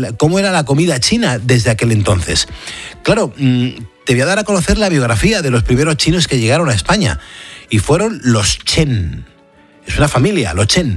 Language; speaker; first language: Spanish; native; Spanish